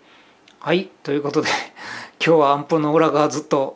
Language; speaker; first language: Japanese; native; Japanese